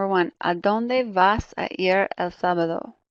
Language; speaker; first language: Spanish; non-native, fluent; English